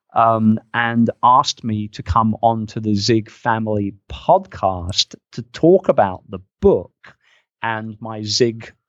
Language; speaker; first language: English; native; English